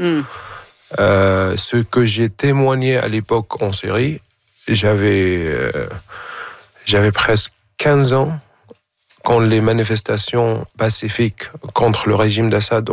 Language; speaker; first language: French; non-native, fluent; Arabic